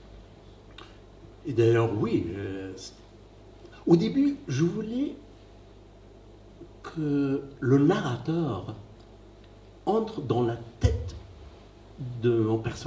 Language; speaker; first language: French; non-native, fluent; Persian